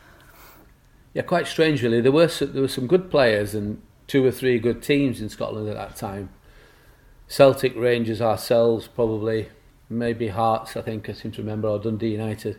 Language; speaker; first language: English; native; English